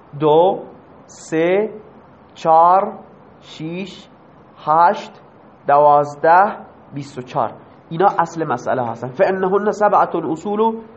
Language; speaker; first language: Persian; non-native, local second language; Baluchi